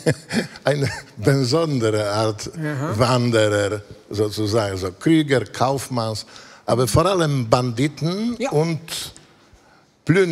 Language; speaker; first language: German; non-native, fluent; Polish